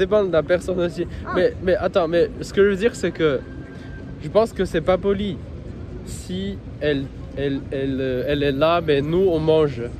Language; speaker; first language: French; non-native, learner; Chinese